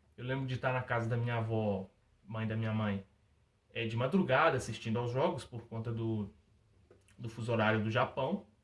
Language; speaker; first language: Portuguese; native; Portuguese